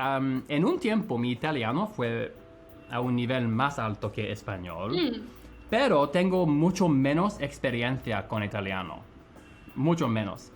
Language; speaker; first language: Spanish; non-native, fluent; English